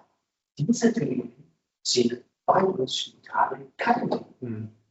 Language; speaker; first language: German; non-native, fluent; Italian